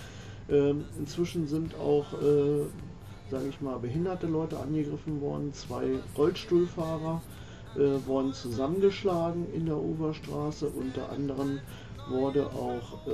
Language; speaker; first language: German; native; German